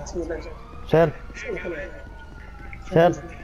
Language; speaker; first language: Swedish; native; Swedish